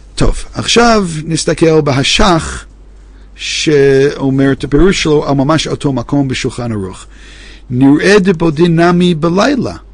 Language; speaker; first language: Hebrew; non-native, fluent; English